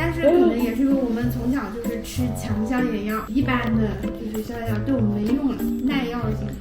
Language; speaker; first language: Chinese; native; Chinese